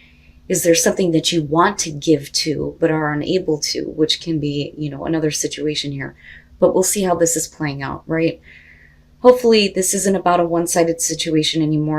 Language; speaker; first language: English; native; English